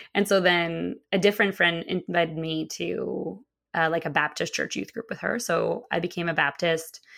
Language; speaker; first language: English; early bilingual, other home language; Russian